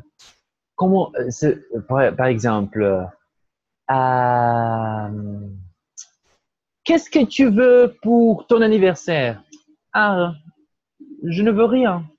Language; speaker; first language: French; non-native, fluent; Portuguese